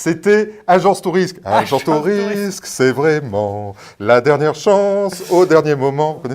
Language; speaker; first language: French; native; French